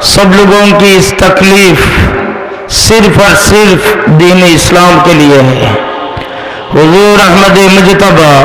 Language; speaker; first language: Urdu; non-native, local second language; Sylheti